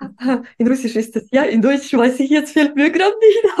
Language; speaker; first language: German; non-native, fluent; Russian